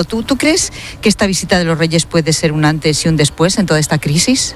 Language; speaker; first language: Spanish; native; Spanish